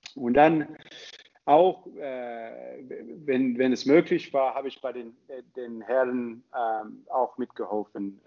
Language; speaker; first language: German; non-native, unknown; English